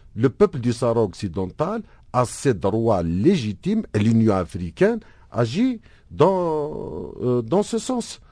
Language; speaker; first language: French; non-native, local second language; Arabic